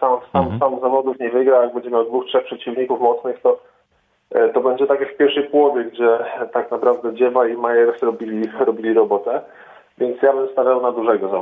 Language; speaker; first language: Polish; native; Polish